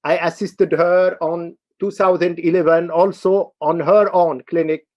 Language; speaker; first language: English; non-native, learner; Arabic